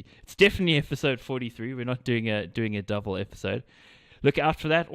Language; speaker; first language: English; native; English